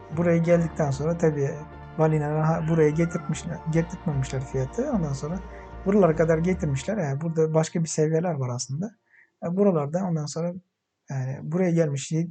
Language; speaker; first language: Turkish; non-native, fluent; Uzbek